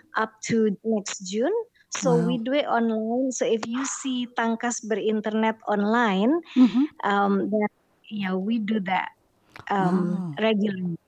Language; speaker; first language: English; non-native, fluent; Indonesian